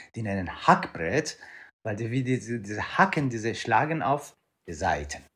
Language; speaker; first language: German; non-native, learner; Persian